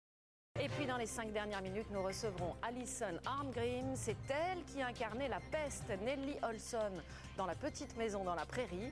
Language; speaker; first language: French; native; French